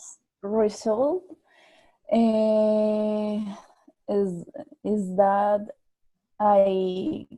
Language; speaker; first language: English; non-native, learner; Spanish